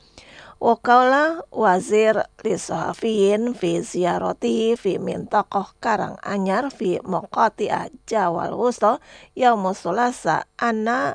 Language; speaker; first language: Arabic; non-native, fluent; Indonesian